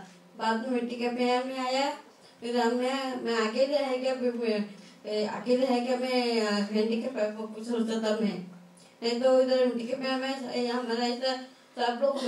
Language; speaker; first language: Hindi; non-native, local second language; Kannada